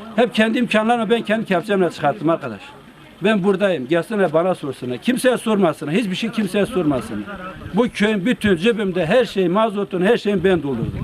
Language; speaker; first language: Turkish; native; Turkish